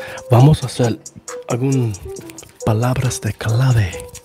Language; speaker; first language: Spanish; non-native, learner; English